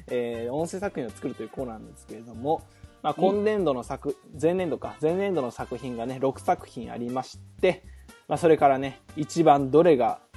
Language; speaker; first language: Japanese; native; Japanese